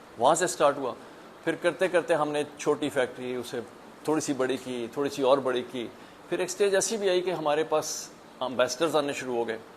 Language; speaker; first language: Urdu; native; Urdu